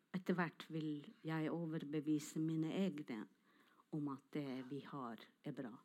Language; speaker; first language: Norwegian; non-native, local second language; Northern Sami